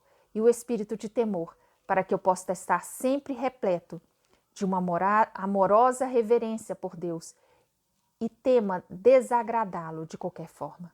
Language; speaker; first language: Portuguese; native; Portuguese